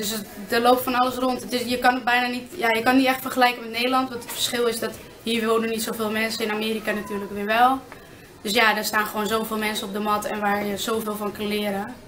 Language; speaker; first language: Dutch; early bilingual, other home language; Arabic